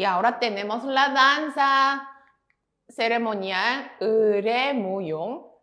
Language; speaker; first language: Spanish; non-native, fluent; Korean